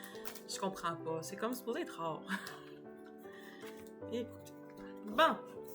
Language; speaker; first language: French; native; French